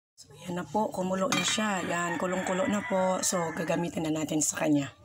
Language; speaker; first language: Filipino; non-native, local second language; Cebuano